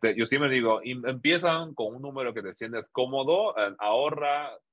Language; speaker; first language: Spanish; non-native, fluent; Chinese